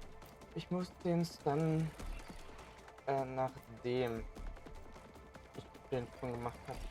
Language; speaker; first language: German; native; German